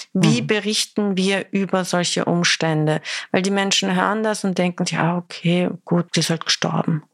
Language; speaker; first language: German; early bilingual, other home language; Persian